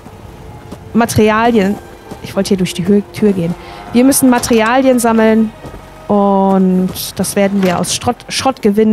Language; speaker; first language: German; native; German